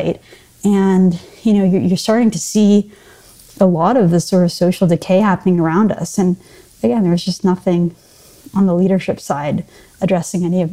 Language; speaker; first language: English; native; English